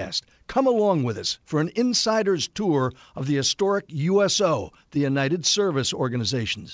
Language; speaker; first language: English; native; English